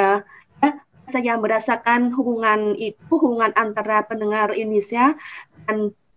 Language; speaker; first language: Indonesian; non-native, fluent; Vietnamese